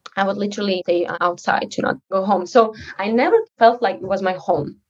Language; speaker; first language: English; early bilingual, other home language; Uzbek